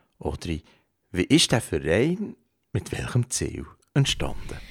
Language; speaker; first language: German; native; German